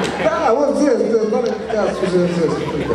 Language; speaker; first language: Russian; non-native, learner; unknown